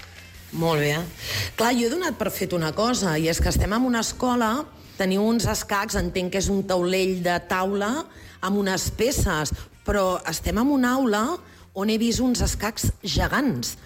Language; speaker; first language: Catalan; native; Catalan